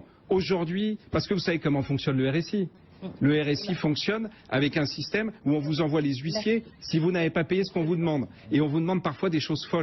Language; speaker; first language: French; native; French